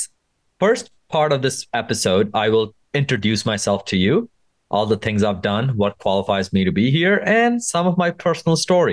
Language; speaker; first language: English; non-native, local second language; Punjabi